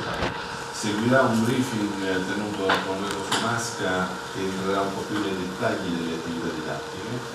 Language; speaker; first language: Italian; native; Italian